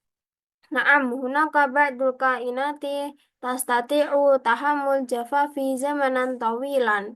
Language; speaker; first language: Arabic; non-native, learner; Indonesian